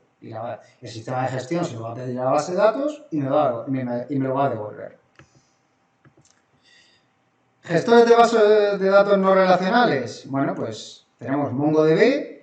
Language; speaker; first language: Spanish; native; Spanish